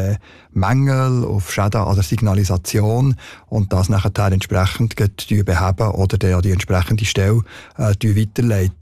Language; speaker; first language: German; native; German